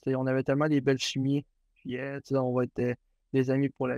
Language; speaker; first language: French; native; French